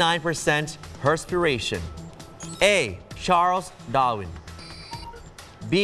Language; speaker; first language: English; non-native, fluent; Thai